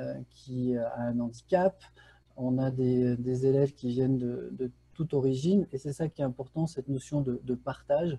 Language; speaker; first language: French; native; French